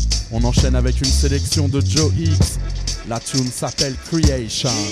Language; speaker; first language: French; native; French